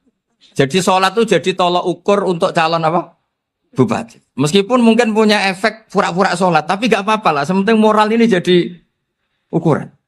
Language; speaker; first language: Indonesian; non-native, local second language; Javanese